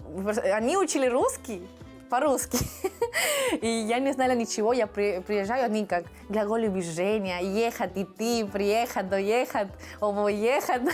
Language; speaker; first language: Russian; non-native, fluent; Spanish